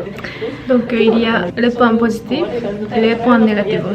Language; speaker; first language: French; non-native, learner; Japanese